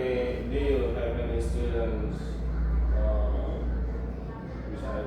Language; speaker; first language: English; non-native, learner; Indonesian